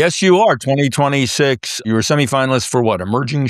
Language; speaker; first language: English; native; English